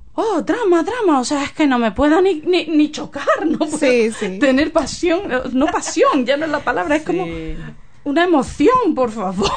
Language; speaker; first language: Spanish; native; Spanish